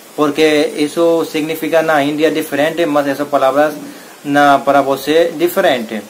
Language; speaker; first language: Spanish; non-native, learner; Hindi